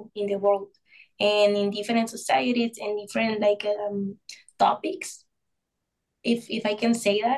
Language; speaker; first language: English; non-native, fluent; Spanish